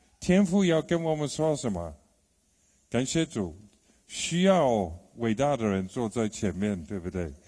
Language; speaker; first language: Chinese; non-native, fluent; English